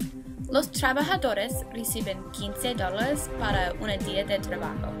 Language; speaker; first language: Spanish; non-native, learner; English